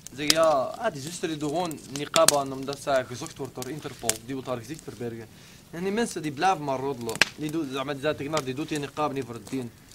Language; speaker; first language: Dutch; early bilingual, other home language; Arabic